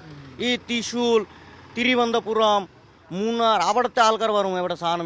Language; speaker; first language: Malayalam; non-native, local second language; Assamese